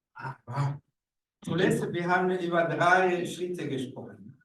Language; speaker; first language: German; non-native, learner; Rundi